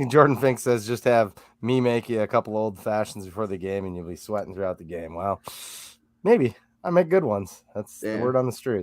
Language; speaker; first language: English; native; English